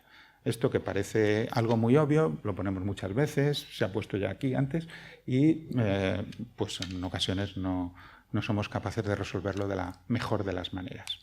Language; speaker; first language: Spanish; native; Spanish